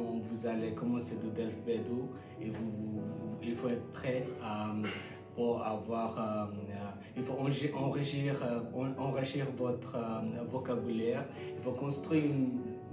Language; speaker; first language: French; non-native, fluent; Bangla